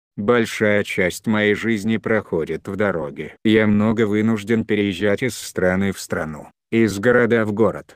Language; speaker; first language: Russian; non-native, local second language; Chechen